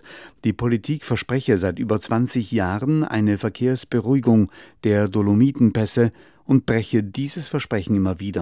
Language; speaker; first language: German; native; German